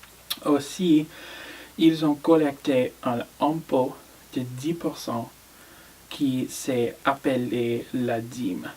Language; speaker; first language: French; non-native, learner; English